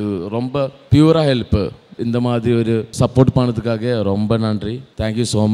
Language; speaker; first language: Tamil; non-native, learner; Malayalam